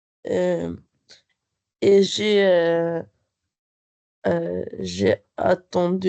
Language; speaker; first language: French; non-native, learner; Arabic